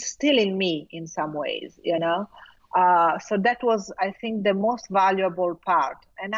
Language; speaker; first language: English; non-native, fluent; Italian